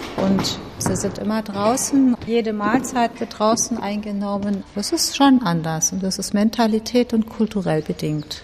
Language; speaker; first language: German; early bilingual, other home language; Turkish